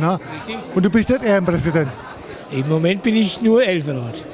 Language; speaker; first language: German; native; German